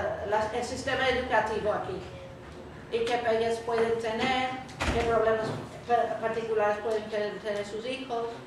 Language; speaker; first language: Spanish; non-native, fluent; English